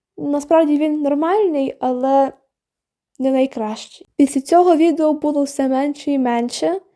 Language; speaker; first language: Ukrainian; non-native, local second language; Russian